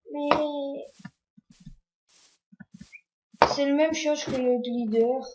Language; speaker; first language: French; non-native, learner; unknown